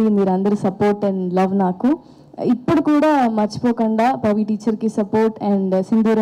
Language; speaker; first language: Telugu; non-native, local second language; Tamil